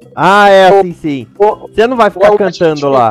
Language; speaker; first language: Portuguese; native; Portuguese